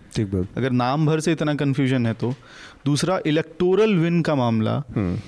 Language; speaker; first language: Hindi; native; Hindi